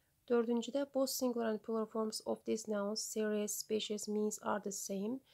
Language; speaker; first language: English; non-native, fluent; Azerbaijani